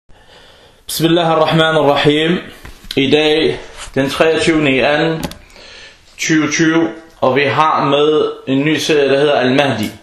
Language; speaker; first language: Danish; early bilingual, other home language; Arabic